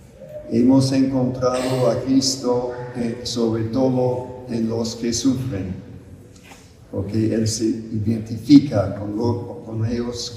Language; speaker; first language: Spanish; non-native, fluent; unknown